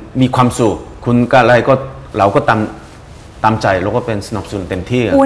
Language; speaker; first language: Thai; non-native, fluent; Korean